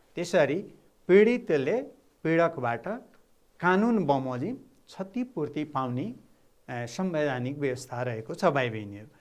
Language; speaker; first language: Nepali; non-native, local second language; Bhojpuri